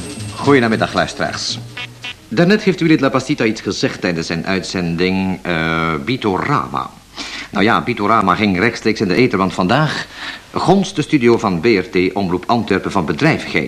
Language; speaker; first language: Dutch; native; Dutch